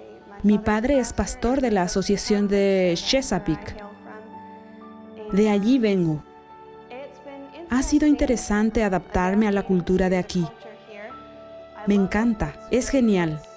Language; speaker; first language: Spanish; non-native, fluent; English